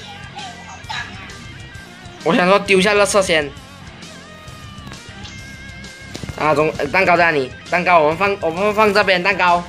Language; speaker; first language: Chinese; native; Chinese